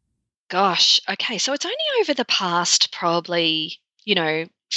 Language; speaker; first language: English; native; English